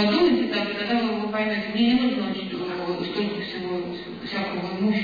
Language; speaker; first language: Russian; native; Russian